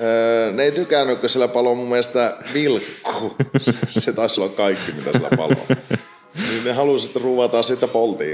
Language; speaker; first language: Finnish; native; Finnish